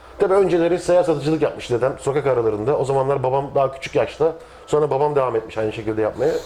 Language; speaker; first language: Turkish; native; Turkish